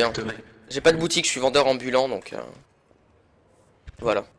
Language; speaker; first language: French; native; French